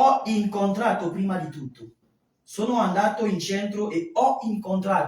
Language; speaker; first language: Italian; non-native, fluent; French